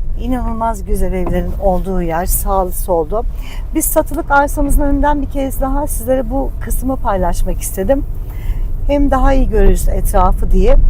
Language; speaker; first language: Turkish; native; Turkish